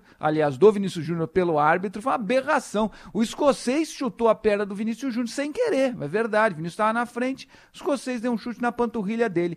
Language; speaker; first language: Portuguese; native; Portuguese